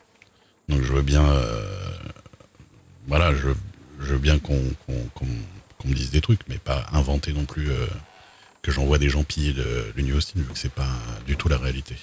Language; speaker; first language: French; native; French